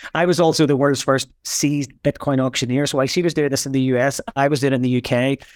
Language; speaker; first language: English; native; English